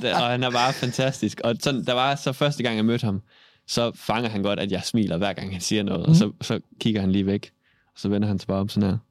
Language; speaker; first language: Danish; native; Danish